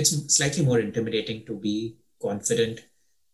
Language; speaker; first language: English; native; English